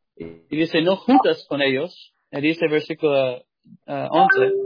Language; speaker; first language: Spanish; non-native, fluent; English